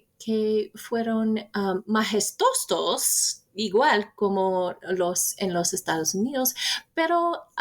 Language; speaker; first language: Spanish; non-native, fluent; English